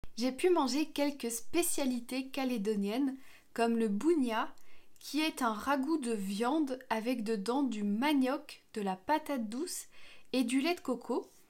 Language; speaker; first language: French; native; French